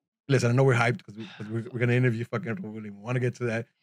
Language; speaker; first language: English; early bilingual, other home language; Spanish